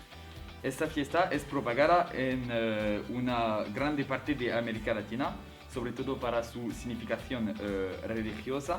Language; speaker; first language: Spanish; non-native, learner; French